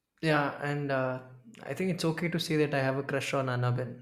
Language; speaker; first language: English; non-native, local second language; Tamil